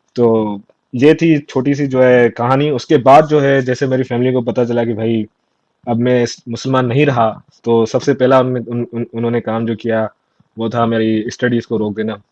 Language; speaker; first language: Urdu; non-native, local second language; Sindhi